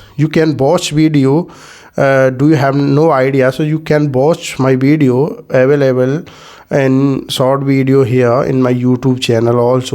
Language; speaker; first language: English; non-native, learner; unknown